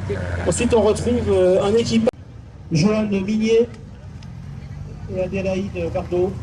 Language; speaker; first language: French; native; French